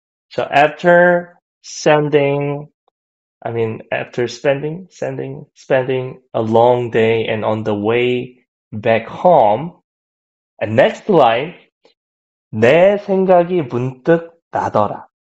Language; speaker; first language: English; non-native, fluent; Korean